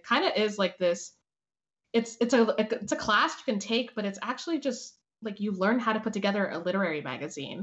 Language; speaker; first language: English; early bilingual, other home language; Spanish